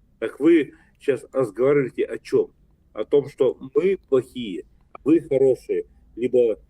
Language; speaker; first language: Russian; native; Russian